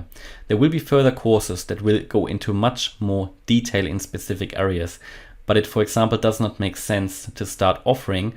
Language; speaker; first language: English; non-native, fluent; German